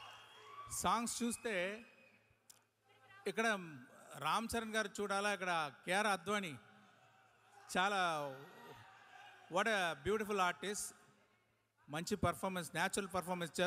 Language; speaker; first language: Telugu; non-native, local second language; Tamil